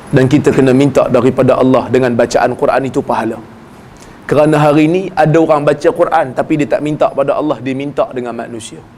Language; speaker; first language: Malay; native; Malay